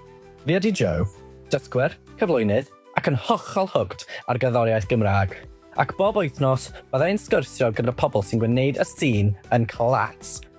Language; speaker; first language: Welsh; non-native, fluent; English